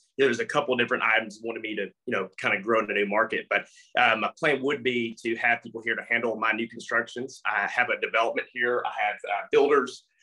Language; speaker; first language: English; native; English